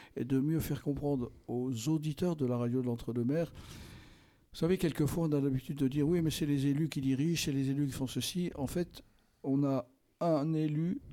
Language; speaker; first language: French; native; French